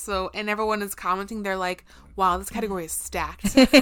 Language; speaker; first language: English; early bilingual, other home language; Spanish